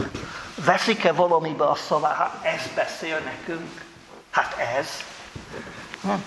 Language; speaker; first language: Hungarian; native; Hungarian